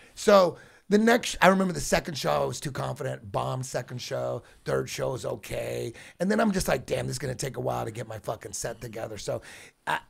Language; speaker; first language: English; native; English